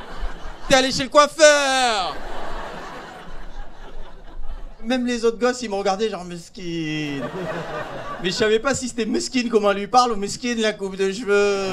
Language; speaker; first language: French; native; French